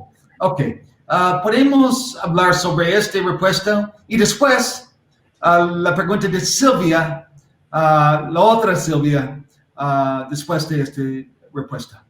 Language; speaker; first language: Spanish; non-native, learner; English